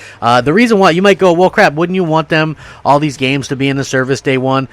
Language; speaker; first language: English; native; English